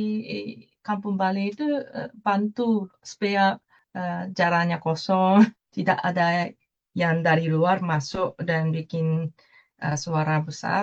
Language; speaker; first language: Indonesian; non-native, fluent; Japanese